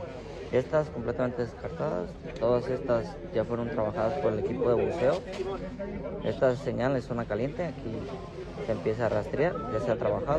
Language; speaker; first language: Spanish; native; Spanish